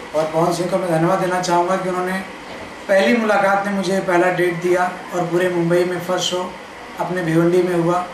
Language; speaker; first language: Hindi; native; Hindi